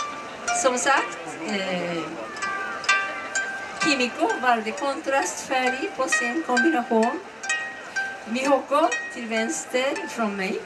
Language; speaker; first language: Swedish; non-native, learner; Japanese